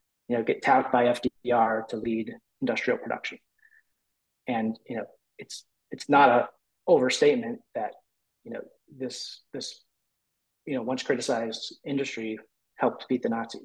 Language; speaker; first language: English; native; English